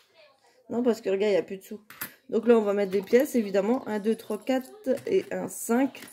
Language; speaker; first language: French; native; French